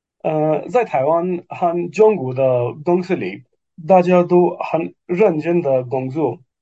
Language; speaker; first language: Chinese; non-native, fluent; Hindi